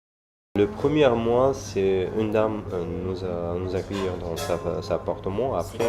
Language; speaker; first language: French; non-native, learner; Arabic